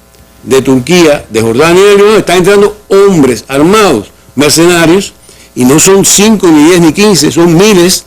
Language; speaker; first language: Spanish; native; Spanish